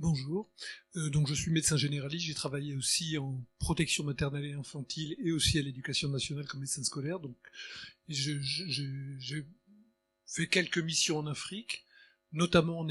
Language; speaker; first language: French; native; French